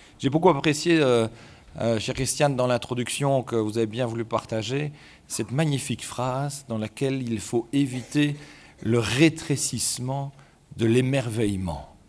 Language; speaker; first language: French; native; French